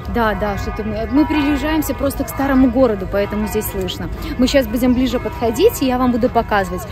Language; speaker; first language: Russian; non-native, local second language; Belarusian